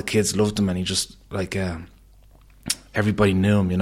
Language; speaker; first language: English; native; English